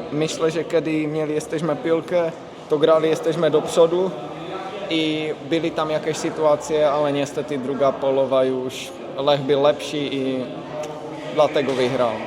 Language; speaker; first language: Polish; non-native, learner; Czech